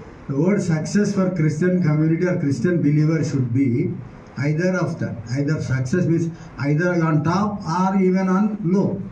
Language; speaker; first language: English; non-native, local second language; Telugu